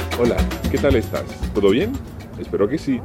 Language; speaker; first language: Spanish; non-native, fluent; English